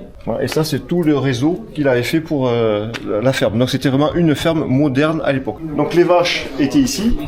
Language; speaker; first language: French; native; French